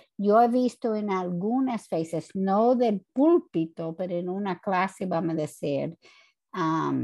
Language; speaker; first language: Spanish; non-native, fluent; English